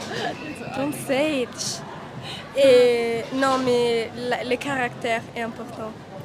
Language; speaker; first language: French; non-native, learner; English